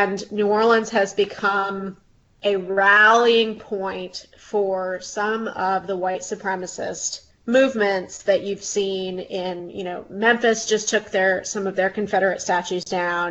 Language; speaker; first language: English; native; English